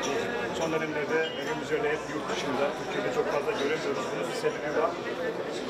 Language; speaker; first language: Turkish; native; Turkish